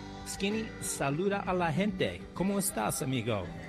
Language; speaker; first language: Spanish; non-native, learner; English